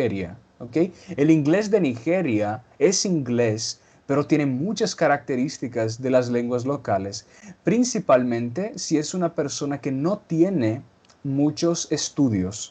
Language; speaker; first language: Spanish; non-native, fluent; Portuguese